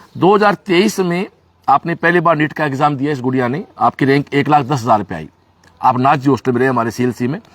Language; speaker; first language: Hindi; native; Hindi